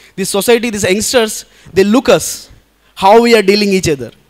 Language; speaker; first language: English; non-native, local second language; Telugu